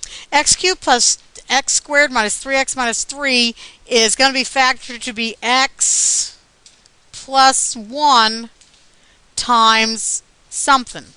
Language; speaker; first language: English; native; English